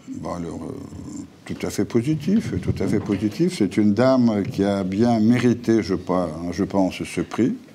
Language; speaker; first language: French; non-native, fluent; Russian